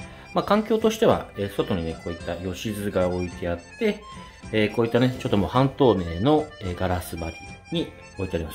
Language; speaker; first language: Japanese; native; Japanese